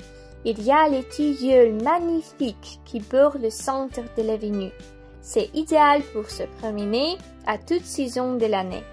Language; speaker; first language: French; non-native, learner; Russian